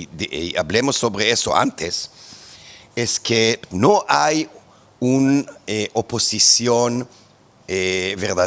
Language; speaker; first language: Spanish; non-native, fluent; Hebrew